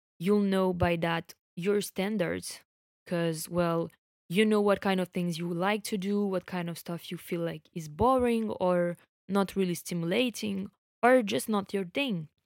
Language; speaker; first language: English; non-native, fluent; French